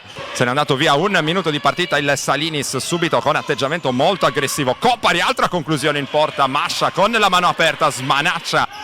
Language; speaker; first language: Italian; native; Italian